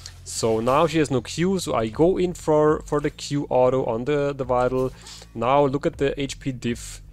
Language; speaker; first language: English; non-native, fluent; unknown